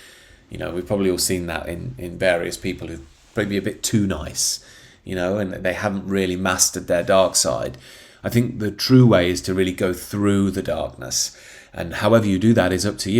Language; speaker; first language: English; native; English